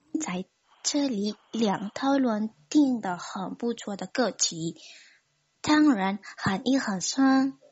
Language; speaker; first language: Chinese; non-native, learner; Indonesian